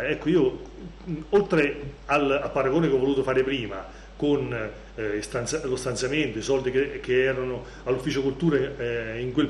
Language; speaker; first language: Italian; native; Italian